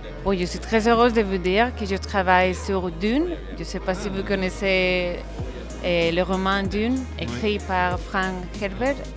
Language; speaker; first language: French; non-native, learner; Spanish